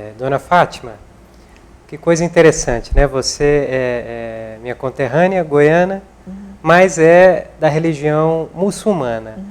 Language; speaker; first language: Portuguese; native; Portuguese